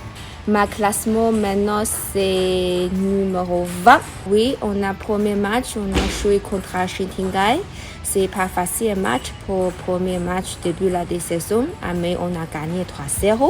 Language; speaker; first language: French; non-native, learner; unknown